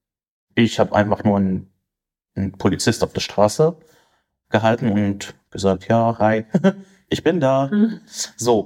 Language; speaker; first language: German; non-native, fluent; Arabic